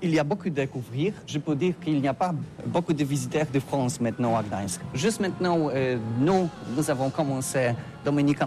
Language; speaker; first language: French; non-native, learner; Polish